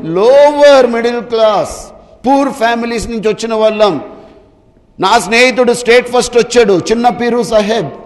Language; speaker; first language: Telugu; native; Telugu